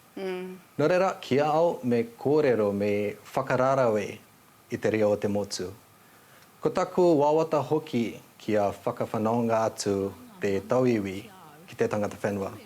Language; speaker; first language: Māori; non-native, fluent; Nepali